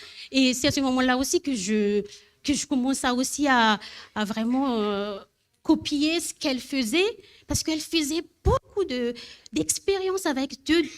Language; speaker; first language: French; non-native, learner; Malagasy